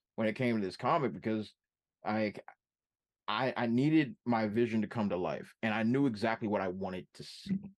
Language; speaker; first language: English; native; English